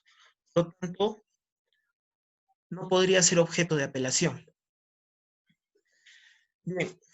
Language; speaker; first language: Spanish; native; Spanish